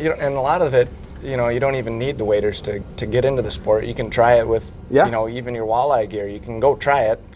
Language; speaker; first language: English; native; English